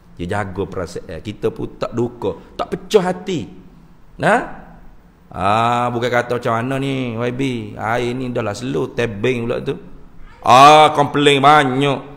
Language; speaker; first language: Malay; native; Malay